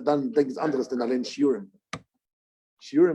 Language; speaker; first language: Dutch; non-native, learner; English